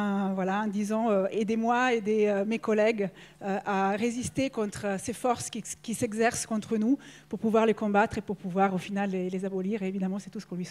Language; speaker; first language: French; native; French